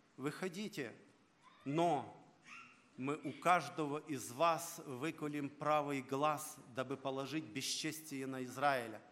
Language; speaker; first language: Russian; non-native, local second language; Ukrainian